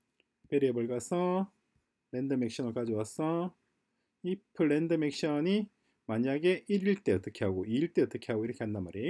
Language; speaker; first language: Korean; native; Korean